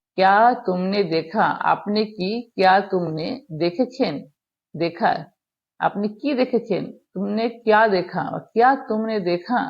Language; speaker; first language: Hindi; non-native, local second language; Bangla